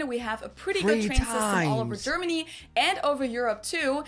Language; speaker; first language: English; non-native, fluent; German